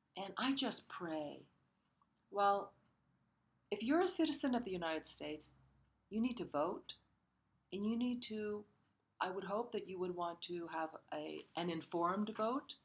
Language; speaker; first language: English; early bilingual, other home language; Korean